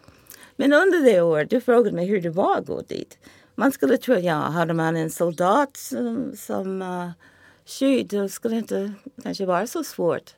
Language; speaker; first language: Swedish; non-native, fluent; English